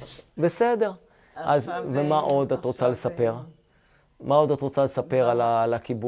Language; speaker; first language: Hebrew; native; Hebrew